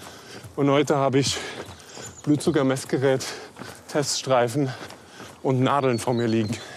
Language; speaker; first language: German; native; German